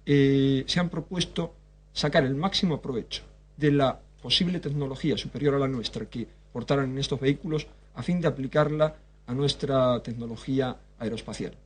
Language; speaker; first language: Spanish; native; Spanish